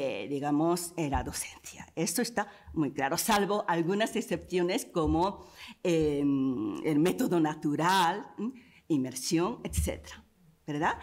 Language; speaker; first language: Spanish; non-native, fluent; Japanese